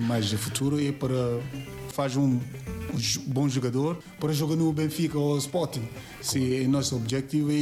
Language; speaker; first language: Portuguese; non-native, learner; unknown